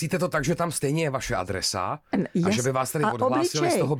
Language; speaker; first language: Czech; native; Czech